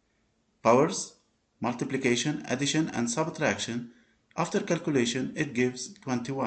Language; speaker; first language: English; non-native, local second language; Arabic